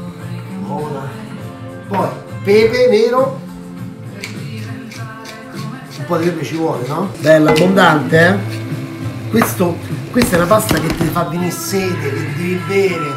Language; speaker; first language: Italian; native; Italian